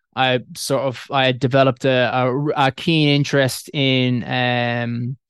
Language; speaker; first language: English; native; English